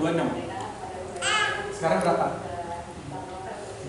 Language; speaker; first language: Indonesian; non-native, fluent; English